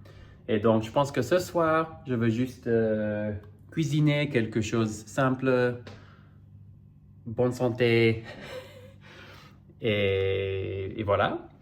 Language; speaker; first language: French; non-native, fluent; English